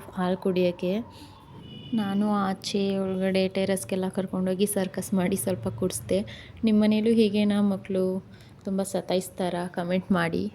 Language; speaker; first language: Kannada; non-native, local second language; Lambadi